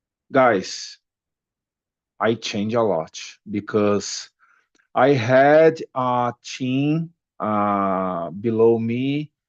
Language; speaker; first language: English; non-native, learner; Portuguese